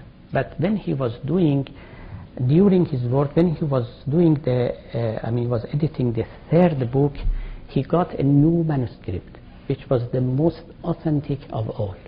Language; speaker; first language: English; non-native, fluent; Persian